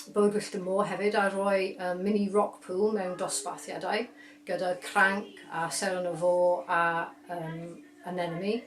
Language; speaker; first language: Welsh; non-native, learner; English